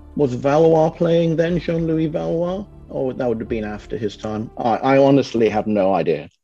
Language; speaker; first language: English; native; English